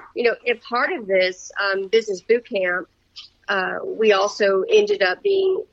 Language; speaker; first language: English; native; English